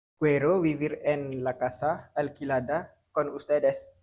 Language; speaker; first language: Spanish; non-native, learner; Malay